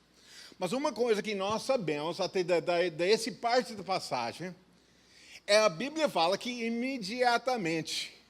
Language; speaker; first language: Portuguese; non-native, fluent; English